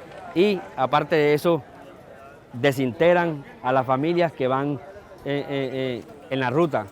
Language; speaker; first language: Spanish; native; Spanish